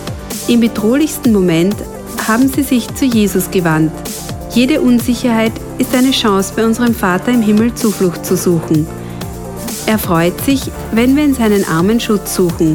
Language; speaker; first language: German; native; German